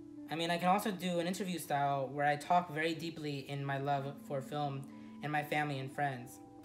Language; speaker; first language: English; early bilingual, other home language; Spanish